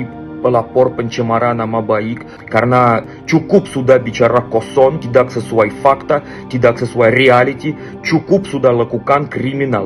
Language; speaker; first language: Indonesian; non-native, fluent; Russian